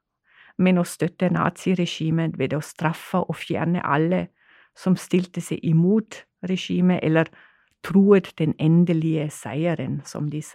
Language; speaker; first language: Norwegian; non-native, fluent; German